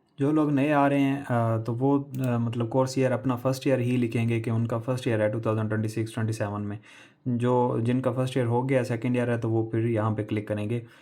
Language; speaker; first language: Urdu; non-native, local second language; Punjabi